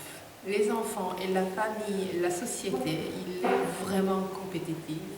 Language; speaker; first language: French; non-native, fluent; Korean